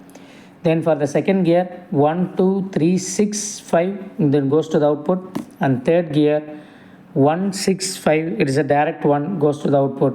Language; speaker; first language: English; non-native, local second language; Tamil